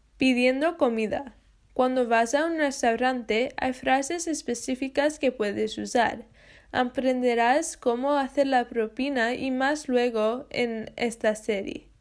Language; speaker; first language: Spanish; non-native, learner; English